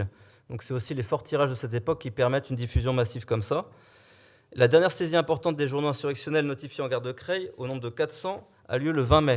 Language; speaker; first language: French; native; French